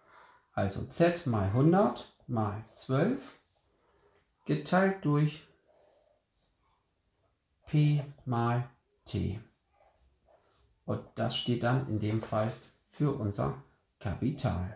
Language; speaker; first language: German; native; German